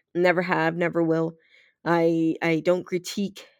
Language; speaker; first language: English; native; English